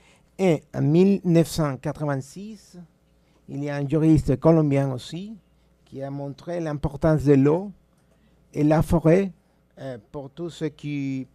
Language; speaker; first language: French; non-native, fluent; Spanish